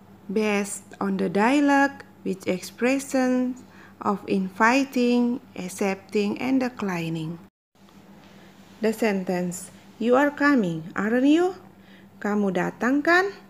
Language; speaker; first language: English; non-native, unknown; Indonesian